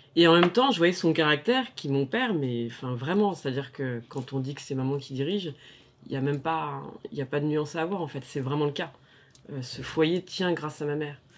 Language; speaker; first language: French; native; French